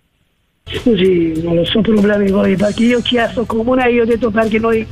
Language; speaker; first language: Italian; non-native, learner; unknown